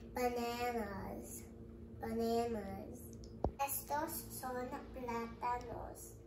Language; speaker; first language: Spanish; early bilingual, heritage; English